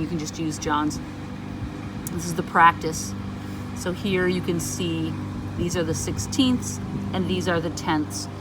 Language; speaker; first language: English; native; English